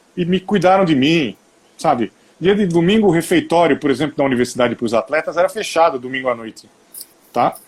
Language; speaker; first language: Portuguese; native; Portuguese